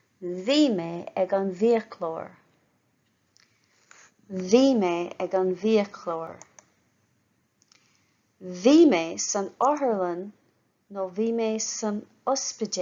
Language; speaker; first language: Irish; non-native, local second language; English